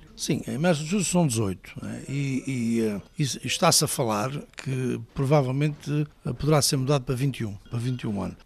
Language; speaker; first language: Portuguese; native; Portuguese